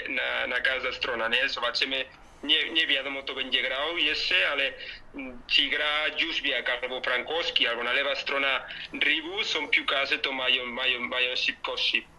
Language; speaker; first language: Polish; non-native, learner; Spanish